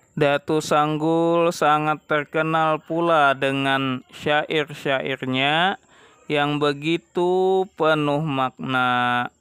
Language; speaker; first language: Indonesian; non-native, local second language; Banjar